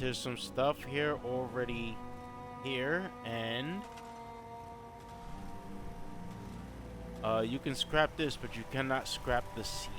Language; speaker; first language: English; native; English